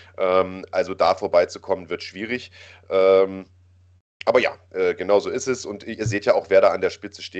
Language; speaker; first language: German; native; German